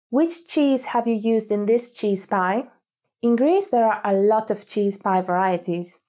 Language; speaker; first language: English; non-native, fluent; Greek